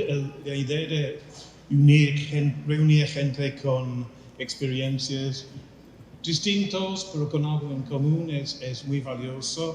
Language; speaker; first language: Spanish; non-native, fluent; English